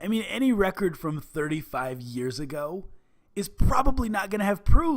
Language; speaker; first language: English; native; English